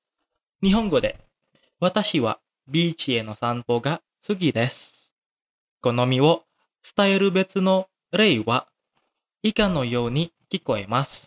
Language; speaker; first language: Japanese; non-native, fluent; Indonesian